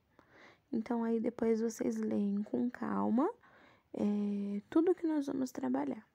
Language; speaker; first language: Portuguese; native; Portuguese